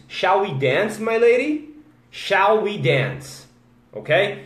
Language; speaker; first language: English; non-native, fluent; Portuguese